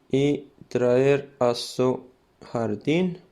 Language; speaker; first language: Spanish; non-native, fluent; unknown